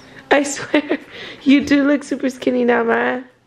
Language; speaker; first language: English; early bilingual, other home language; Spanish